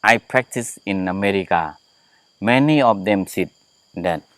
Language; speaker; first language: English; non-native, learner; Thai